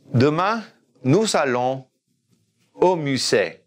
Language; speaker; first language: French; non-native, fluent; English